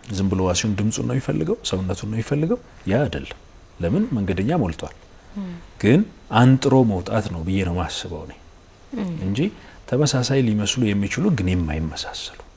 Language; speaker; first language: Amharic; native; Amharic